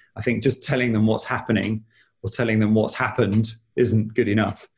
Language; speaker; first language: English; native; English